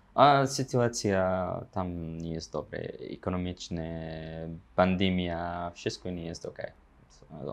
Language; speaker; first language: Polish; non-native, learner; Arabic